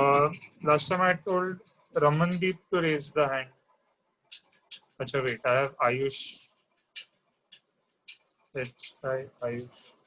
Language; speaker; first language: English; non-native, local second language; Hindi